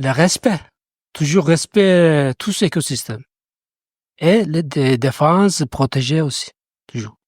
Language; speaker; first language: French; non-native, learner; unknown